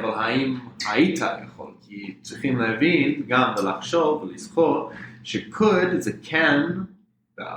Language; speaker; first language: Hebrew; non-native, fluent; English